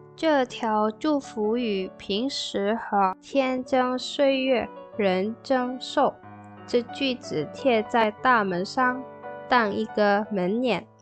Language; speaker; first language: Chinese; non-native, fluent; Indonesian